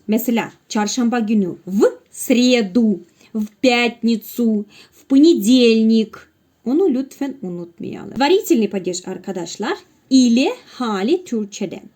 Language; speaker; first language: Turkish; non-native, fluent; Russian